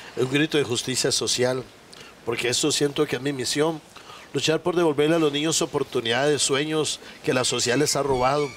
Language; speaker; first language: Spanish; native; Spanish